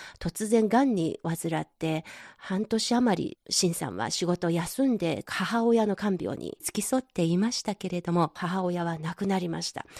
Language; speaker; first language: Japanese; non-native, fluent; Chinese